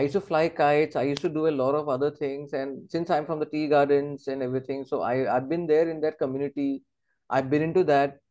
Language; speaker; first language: English; non-native, local second language; Assamese